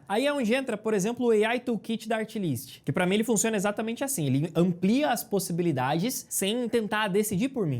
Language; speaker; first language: Portuguese; native; Portuguese